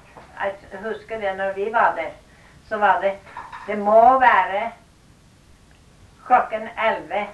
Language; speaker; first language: Norwegian; early bilingual, heritage; Norwegian